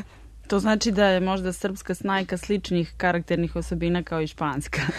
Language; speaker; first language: Serbian; native; Serbian